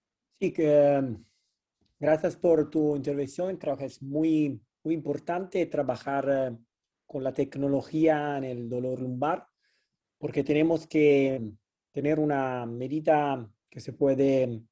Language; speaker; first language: Spanish; non-native, fluent; Italian